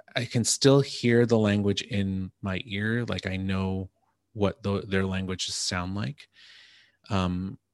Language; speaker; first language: English; native; English